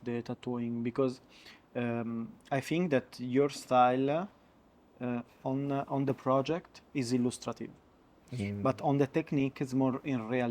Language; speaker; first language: English; non-native, learner; Italian